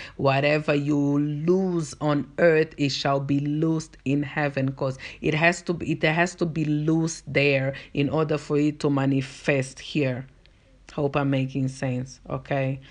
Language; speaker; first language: English; non-native, fluent; Portuguese